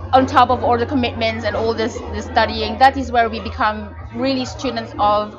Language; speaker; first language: English; non-native, local second language; Filipino